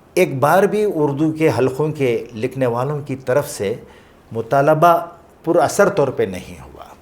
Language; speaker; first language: Urdu; native; Urdu